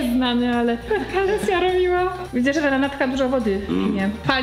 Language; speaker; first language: Polish; native; Polish